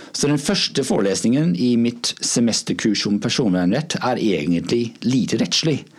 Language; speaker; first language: Norwegian; non-native, fluent; English